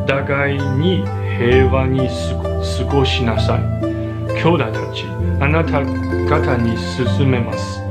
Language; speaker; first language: Japanese; non-native, fluent; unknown